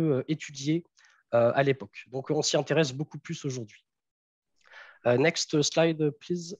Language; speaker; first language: French; native; French